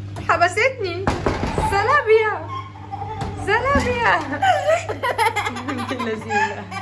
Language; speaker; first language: Arabic; native; Arabic